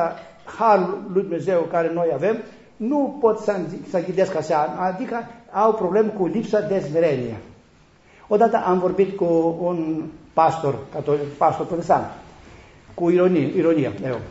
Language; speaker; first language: Romanian; non-native, learner; Greek